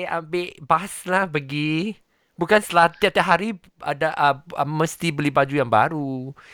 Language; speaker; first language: Malay; non-native, local second language; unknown